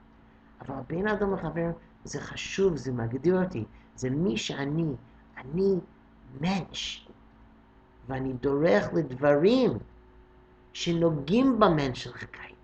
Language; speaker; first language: Hebrew; non-native, fluent; English